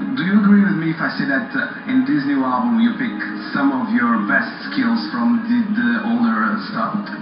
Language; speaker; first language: English; non-native, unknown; Portuguese